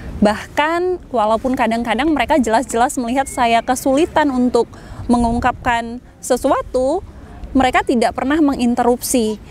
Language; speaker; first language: Indonesian; native; Indonesian